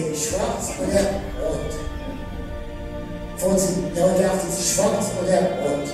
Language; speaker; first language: German; non-native, learner; French